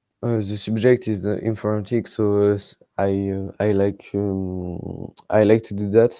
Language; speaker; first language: English; non-native, learner; French